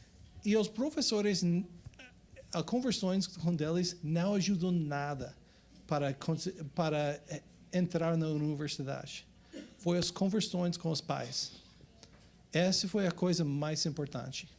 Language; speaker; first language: Portuguese; non-native, fluent; English